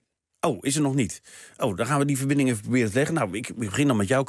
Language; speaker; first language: Dutch; native; Dutch